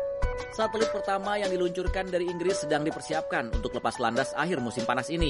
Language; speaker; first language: Indonesian; native; Indonesian